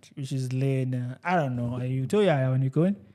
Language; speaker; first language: English; non-native, local second language; Zulu